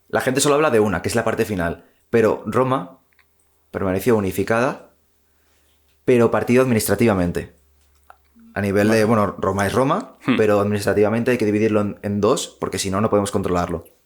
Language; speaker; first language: Spanish; native; Spanish